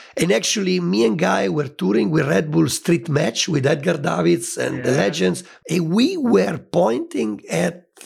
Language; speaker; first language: English; non-native, fluent; Italian